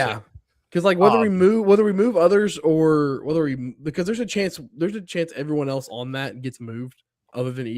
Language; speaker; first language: English; native; English